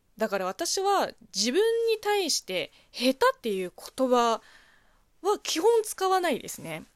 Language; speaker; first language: Japanese; non-native, fluent; Chinese